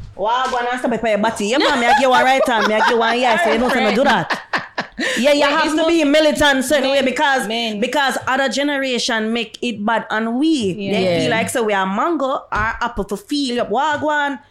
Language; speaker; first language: English; non-native, local second language; Jamaican Creole English